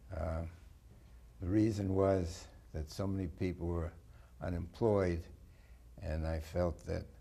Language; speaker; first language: English; native; English